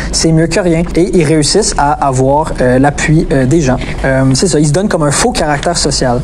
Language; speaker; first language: French; native; French